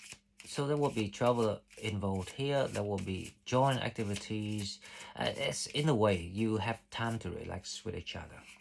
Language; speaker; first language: English; non-native, fluent; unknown